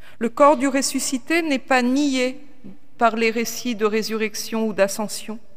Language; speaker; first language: French; native; French